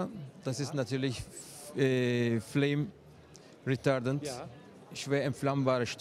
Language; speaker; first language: German; non-native, fluent; Turkish